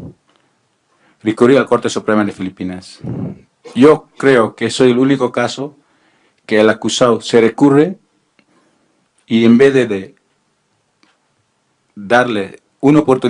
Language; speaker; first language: Spanish; non-native, learner; Filipino